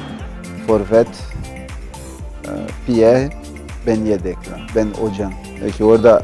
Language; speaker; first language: Turkish; non-native, learner; Portuguese